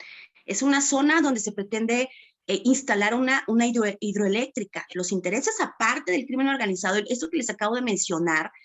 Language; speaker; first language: Spanish; native; Spanish